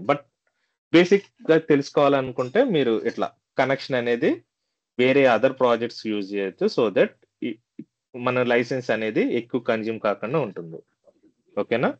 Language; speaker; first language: Telugu; native; Telugu